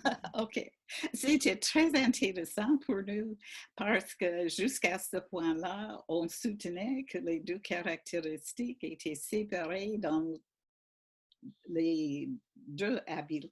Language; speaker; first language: French; non-native, fluent; English